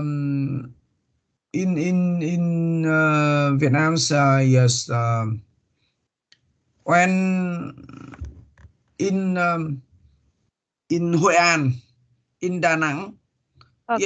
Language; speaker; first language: English; non-native, learner; Vietnamese